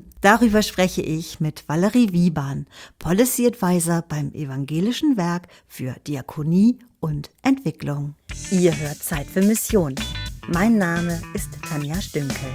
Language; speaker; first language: German; native; German